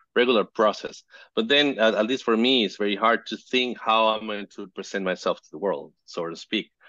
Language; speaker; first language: English; non-native, fluent; Spanish